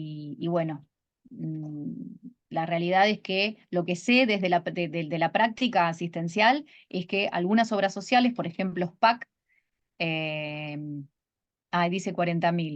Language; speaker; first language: Spanish; native; Spanish